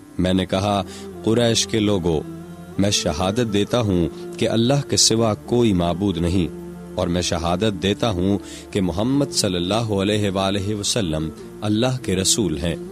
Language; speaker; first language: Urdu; non-native, local second language; Punjabi